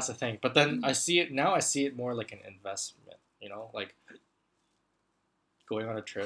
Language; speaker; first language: English; non-native, local second language; Cantonese